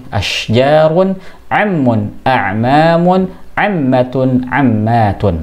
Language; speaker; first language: Arabic; non-native, fluent; Indonesian